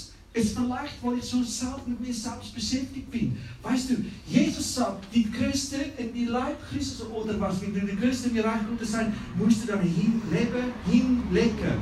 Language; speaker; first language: German; non-native, learner; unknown